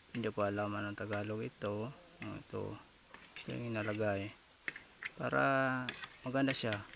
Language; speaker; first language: Filipino; non-native, local second language; Cebuano